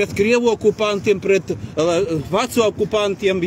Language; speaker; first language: Latvian; non-native, local second language; Russian